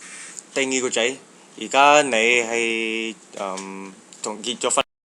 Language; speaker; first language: Cantonese; non-native, learner; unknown